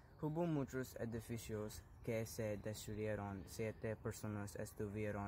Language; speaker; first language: Spanish; non-native, learner; English